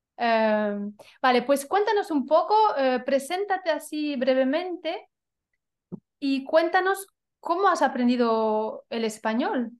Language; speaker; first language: Spanish; native; Spanish